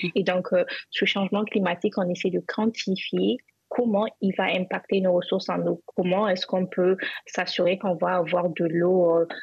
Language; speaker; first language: French; non-native, local second language; Hausa